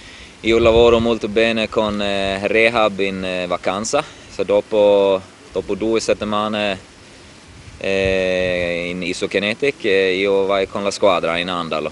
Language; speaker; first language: Italian; non-native, learner; Swedish